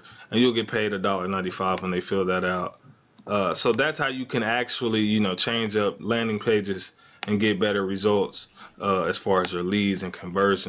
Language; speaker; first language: English; native; English